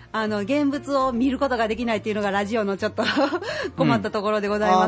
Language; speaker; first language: Japanese; native; Japanese